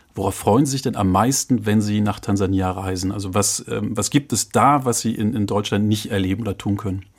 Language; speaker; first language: German; native; German